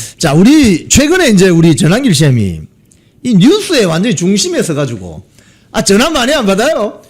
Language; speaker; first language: Korean; native; Korean